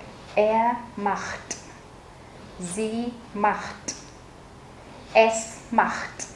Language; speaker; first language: German; non-native, fluent; Vietnamese